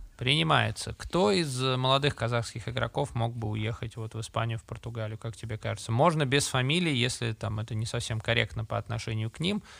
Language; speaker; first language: Russian; native; Russian